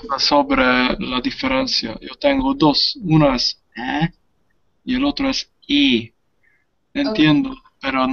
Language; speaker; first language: Spanish; non-native, learner; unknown